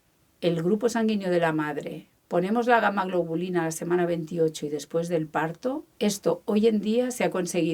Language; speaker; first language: Spanish; native; Spanish